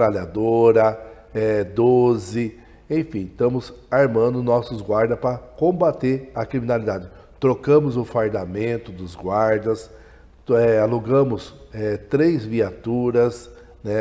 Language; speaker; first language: Portuguese; native; Portuguese